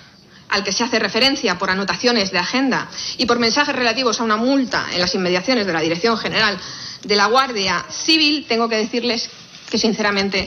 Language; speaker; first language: Spanish; native; Spanish